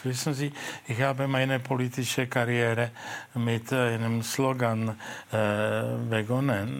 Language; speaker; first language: German; non-native, fluent; Czech